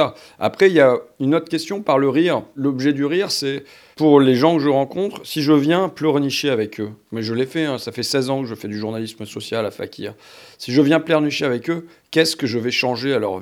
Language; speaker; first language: French; native; French